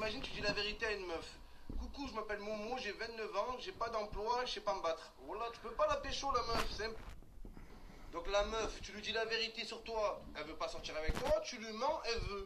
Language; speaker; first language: French; native; French